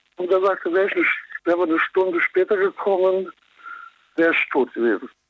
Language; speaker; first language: German; native; German